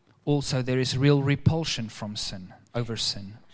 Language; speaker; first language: English; native; English